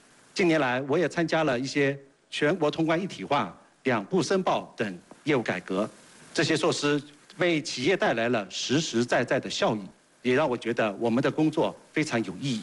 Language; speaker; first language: Chinese; native; Chinese